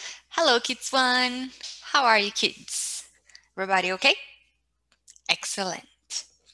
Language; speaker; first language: English; non-native, fluent; Portuguese